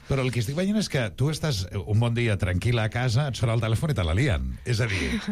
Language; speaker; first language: Catalan; native; Catalan